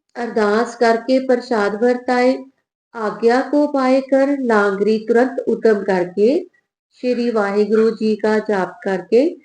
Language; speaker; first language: Hindi; non-native, local second language; Punjabi